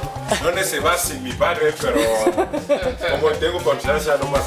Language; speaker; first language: Spanish; non-native, fluent; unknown